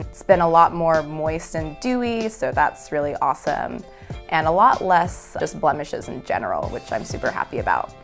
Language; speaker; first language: English; native; English